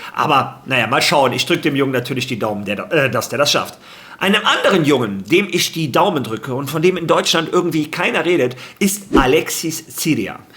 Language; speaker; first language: German; early bilingual, other home language; Spanish